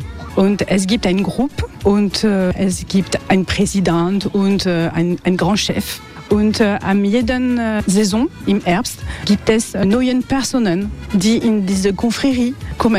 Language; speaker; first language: German; non-native, learner; French